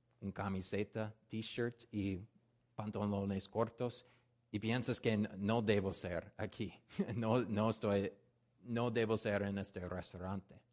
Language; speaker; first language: Spanish; non-native, learner; English